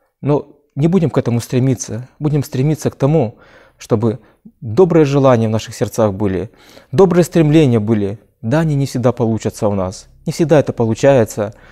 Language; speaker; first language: Russian; native; Russian